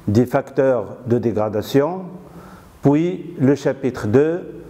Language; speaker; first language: French; non-native, local second language; Arabic